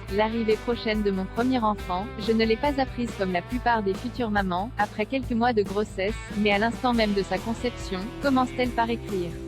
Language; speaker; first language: French; native; French